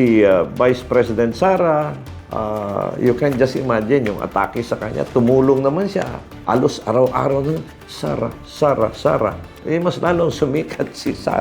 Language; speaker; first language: Filipino; non-native, local second language; Cebuano